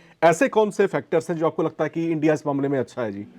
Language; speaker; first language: Hindi; native; Hindi